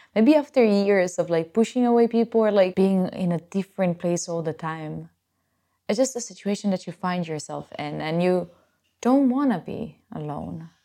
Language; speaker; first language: English; non-native, fluent; Italian